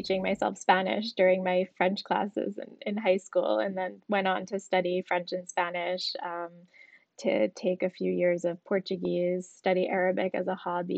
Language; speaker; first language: English; native; English